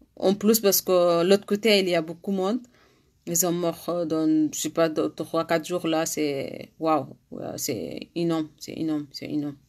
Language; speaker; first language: French; non-native, learner; Arabic